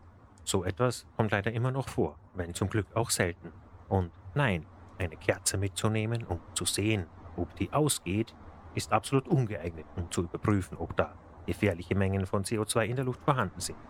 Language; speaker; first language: German; native; German